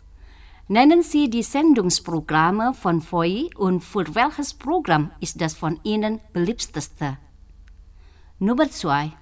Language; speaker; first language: German; non-native, fluent; Indonesian